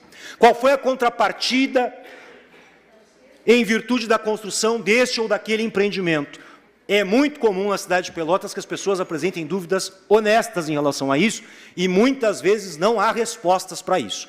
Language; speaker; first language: Portuguese; native; Portuguese